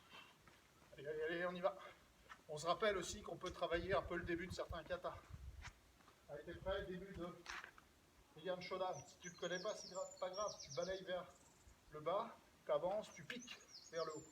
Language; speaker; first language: French; native; French